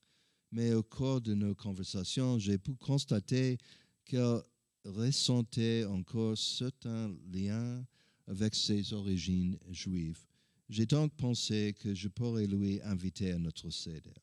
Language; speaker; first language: French; non-native, learner; English